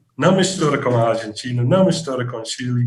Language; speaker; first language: Portuguese; non-native, fluent; English